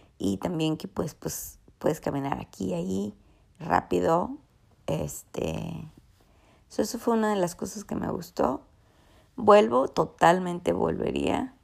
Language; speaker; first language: Spanish; early bilingual, heritage; Spanish